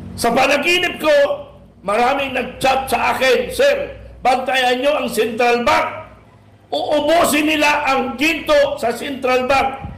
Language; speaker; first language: Filipino; native; Filipino